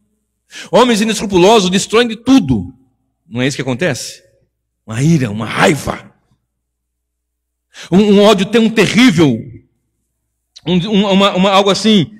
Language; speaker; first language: Portuguese; native; Portuguese